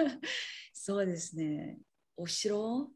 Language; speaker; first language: Japanese; non-native, learner; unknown